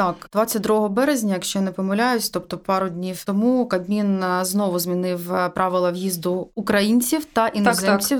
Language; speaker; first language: Ukrainian; native; Ukrainian